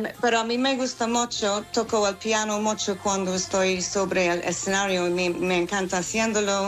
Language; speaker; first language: Spanish; non-native, fluent; English